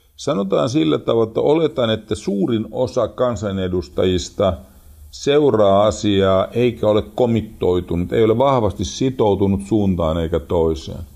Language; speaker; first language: Finnish; native; Finnish